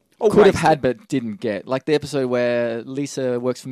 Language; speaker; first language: English; native; English